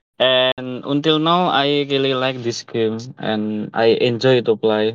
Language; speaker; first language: English; non-native, learner; Indonesian